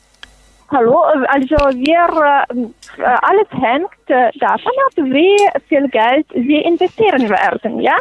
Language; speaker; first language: German; non-native, fluent; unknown